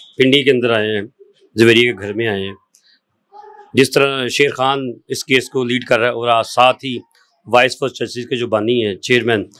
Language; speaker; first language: Urdu; non-native, local second language; Punjabi